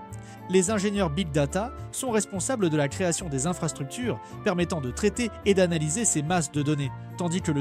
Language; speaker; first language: French; native; French